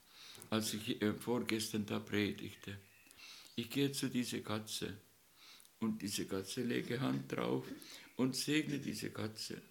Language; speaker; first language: German; non-native, learner; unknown